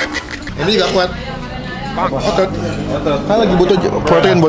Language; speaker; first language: Indonesian; native; Indonesian